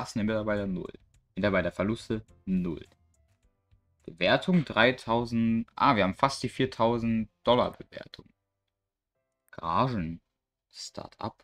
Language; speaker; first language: German; native; German